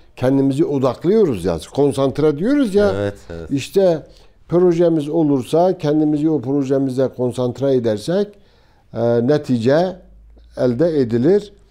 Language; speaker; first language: Turkish; native; Turkish